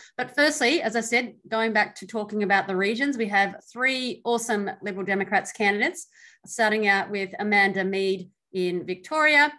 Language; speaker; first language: English; native; English